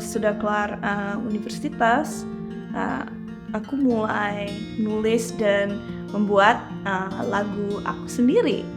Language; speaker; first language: Indonesian; early bilingual, heritage; English